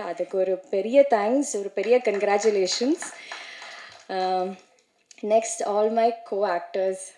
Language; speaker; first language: Tamil; non-native, learner; Malayalam